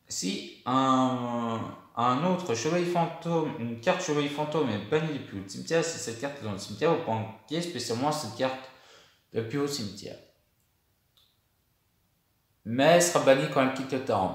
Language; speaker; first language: French; native; French